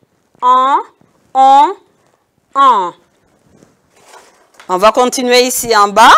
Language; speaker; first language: French; non-native, local second language; Kinyarwanda